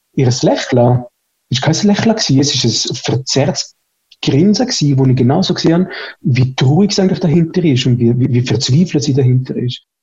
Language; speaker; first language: German; early bilingual, other home language; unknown